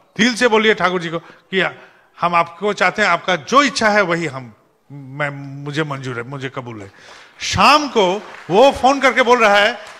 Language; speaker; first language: Hindi; non-native, local second language; Bangla